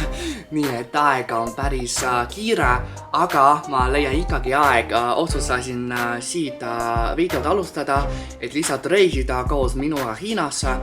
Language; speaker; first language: Estonian; non-native, fluent; Chinese